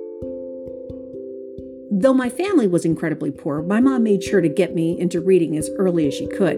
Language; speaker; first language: English; native; English